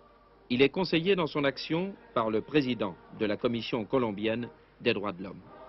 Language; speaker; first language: French; native; French